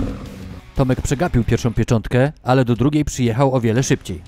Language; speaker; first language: Polish; native; Polish